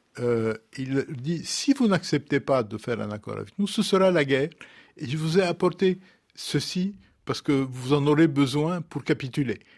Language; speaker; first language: French; non-native, local second language; Arabic